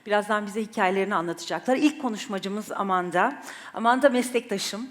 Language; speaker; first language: Turkish; native; Turkish